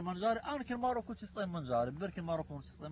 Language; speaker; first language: Italian; non-native, learner; Arabic